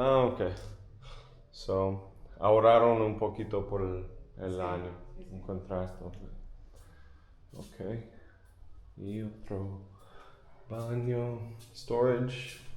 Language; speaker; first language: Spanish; non-native, learner; English